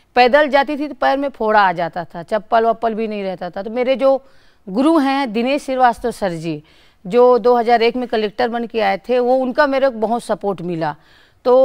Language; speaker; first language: Hindi; native; Hindi